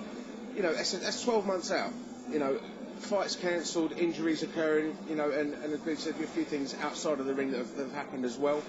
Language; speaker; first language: English; native; English